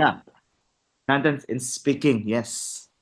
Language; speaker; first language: English; non-native, fluent; Indonesian